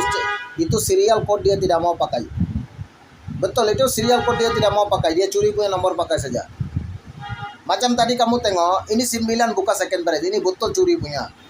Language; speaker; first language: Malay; non-native, fluent; Bangla